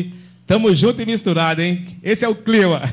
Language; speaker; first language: Portuguese; native; Portuguese